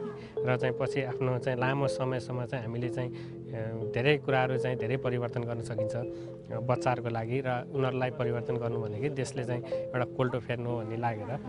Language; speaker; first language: Nepali; native; Nepali